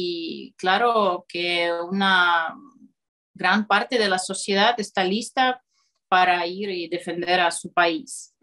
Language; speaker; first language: Spanish; non-native, fluent; Russian